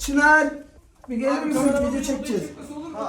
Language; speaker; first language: Turkish; native; Turkish